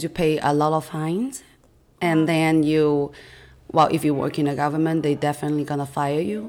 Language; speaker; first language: English; non-native, fluent; Chinese